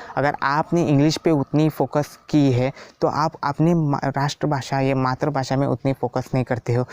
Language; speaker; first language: Hindi; non-native, local second language; Konkani